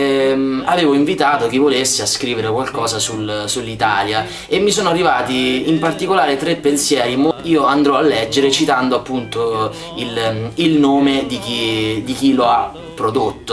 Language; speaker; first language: Italian; native; Italian